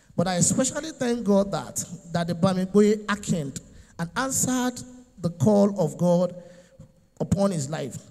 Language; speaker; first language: English; non-native, local second language; Yoruba